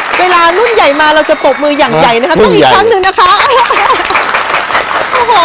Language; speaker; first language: Thai; native; Thai